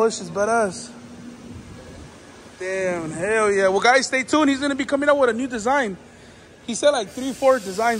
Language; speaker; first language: English; early bilingual, other home language; Spanish